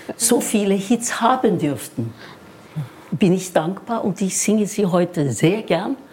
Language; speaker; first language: German; non-native, fluent; Norwegian